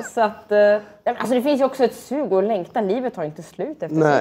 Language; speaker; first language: Swedish; early bilingual, other home language; Russian